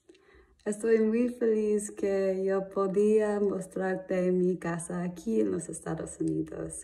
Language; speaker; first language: Spanish; non-native, learner; English